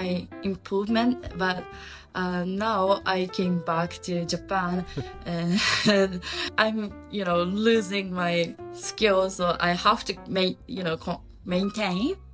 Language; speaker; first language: English; non-native, learner; Japanese